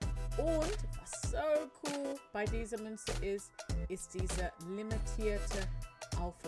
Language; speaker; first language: German; non-native, learner; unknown